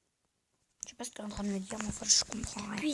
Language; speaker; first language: French; native; French